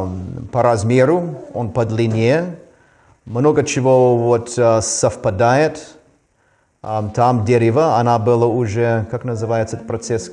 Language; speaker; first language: Russian; non-native, fluent; English